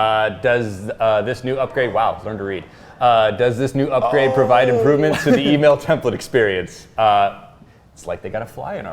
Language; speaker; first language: English; native; English